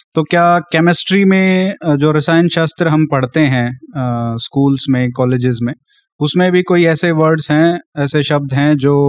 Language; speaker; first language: Hindi; native; Hindi